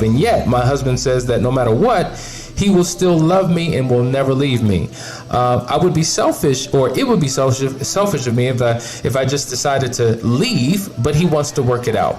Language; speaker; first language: English; native; English